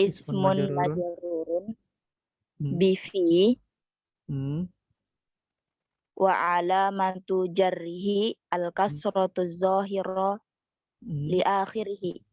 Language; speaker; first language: Arabic; non-native, learner; Indonesian